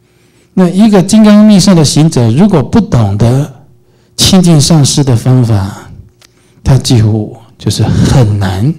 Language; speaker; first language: Chinese; native; Chinese